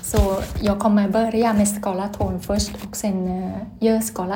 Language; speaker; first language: Swedish; non-native, learner; Thai